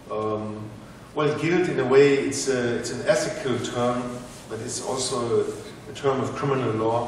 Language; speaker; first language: English; non-native, fluent; German